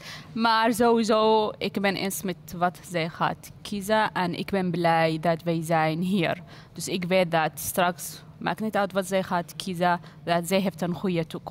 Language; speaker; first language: Dutch; non-native, learner; Arabic